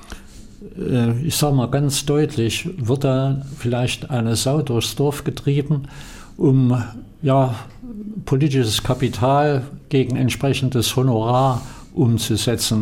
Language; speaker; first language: German; native; German